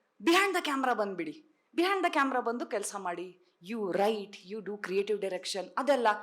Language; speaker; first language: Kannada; non-native, local second language; Tulu